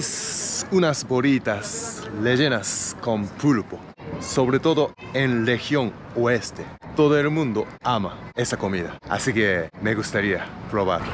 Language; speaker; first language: Spanish; non-native, learner; Japanese